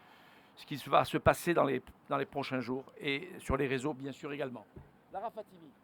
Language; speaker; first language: French; native; French